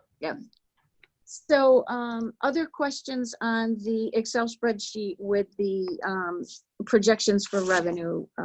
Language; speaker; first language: English; native; English